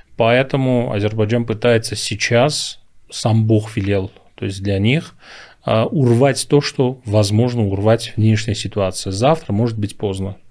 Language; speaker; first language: Russian; non-native, local second language; Armenian